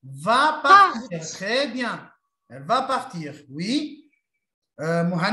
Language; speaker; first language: French; non-native, local second language; Arabic